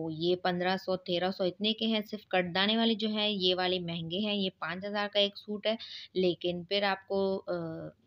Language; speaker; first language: Urdu; native; Urdu